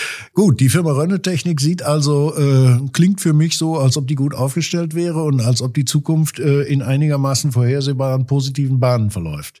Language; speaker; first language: German; native; German